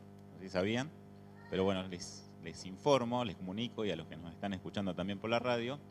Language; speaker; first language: Spanish; native; Spanish